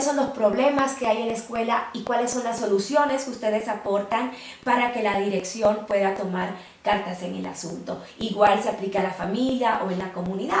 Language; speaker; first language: Spanish; native; Spanish